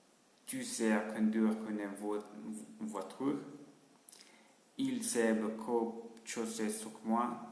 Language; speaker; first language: French; non-native, learner; Spanish